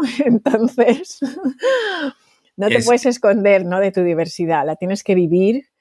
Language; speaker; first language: Spanish; native; Spanish